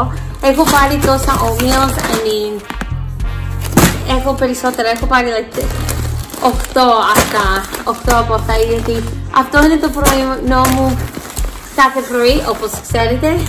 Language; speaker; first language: Greek; early bilingual, heritage; English